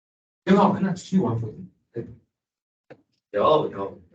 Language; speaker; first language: Chinese; native; Chinese